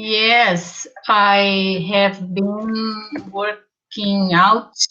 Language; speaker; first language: English; non-native, learner; Portuguese